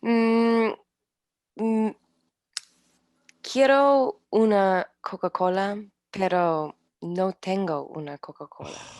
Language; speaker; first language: Spanish; non-native, learner; English